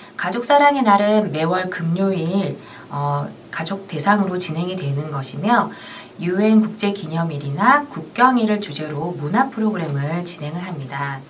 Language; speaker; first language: Korean; native; Korean